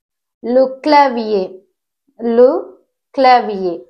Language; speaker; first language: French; non-native, fluent; Tamil